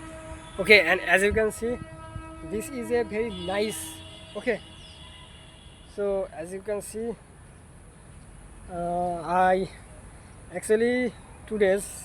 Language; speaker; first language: English; non-native, learner; Bangla